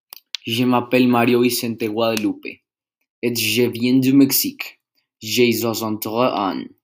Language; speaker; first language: French; non-native, learner; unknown